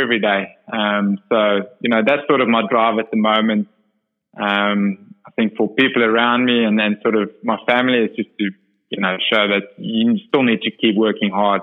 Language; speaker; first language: English; non-native, local second language; Afrikaans